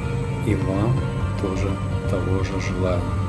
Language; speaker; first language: Russian; native; Russian